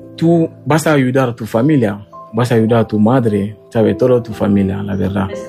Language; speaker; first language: Spanish; non-native, learner; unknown